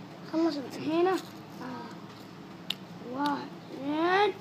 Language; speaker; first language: Arabic; native; Arabic